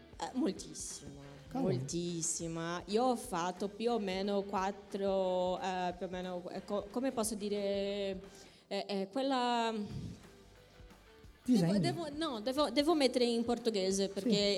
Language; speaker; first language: Italian; non-native, learner; Portuguese